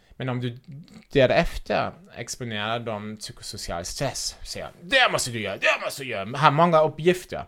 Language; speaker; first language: Swedish; non-native, fluent; German